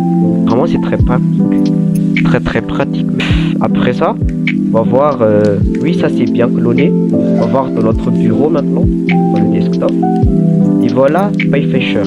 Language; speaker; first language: French; non-native, local second language; Malagasy